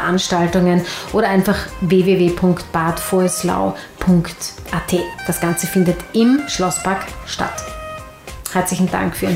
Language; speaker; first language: German; native; German